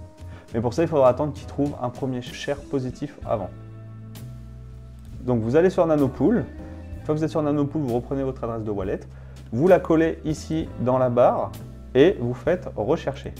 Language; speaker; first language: French; native; French